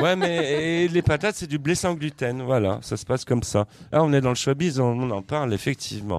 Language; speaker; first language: French; native; French